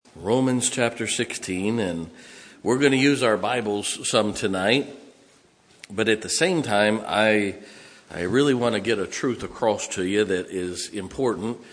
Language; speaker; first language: English; native; English